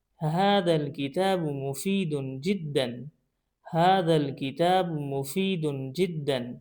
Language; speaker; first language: Arabic; non-native, fluent; Urdu